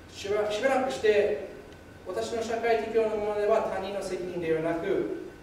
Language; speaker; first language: Japanese; non-native, fluent; English